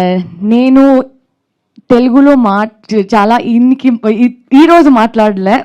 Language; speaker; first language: Telugu; non-native, learner; Kannada